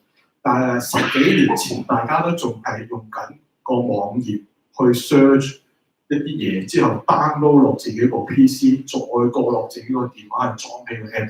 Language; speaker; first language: Chinese; native; Chinese